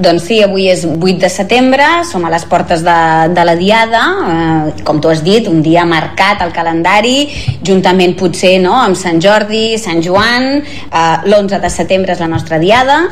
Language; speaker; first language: Catalan; native; Catalan